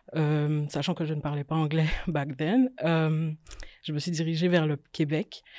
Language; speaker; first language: French; native; French